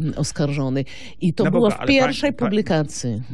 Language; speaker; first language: Polish; non-native, fluent; Lithuanian